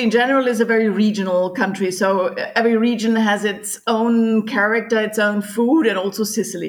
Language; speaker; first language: English; non-native, fluent; German